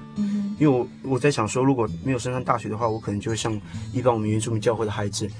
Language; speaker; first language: Chinese; native; Chinese